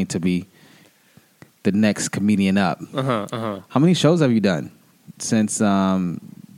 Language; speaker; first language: English; native; English